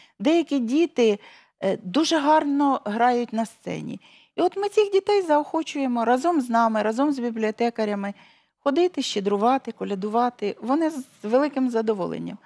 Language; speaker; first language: Ukrainian; native; Ukrainian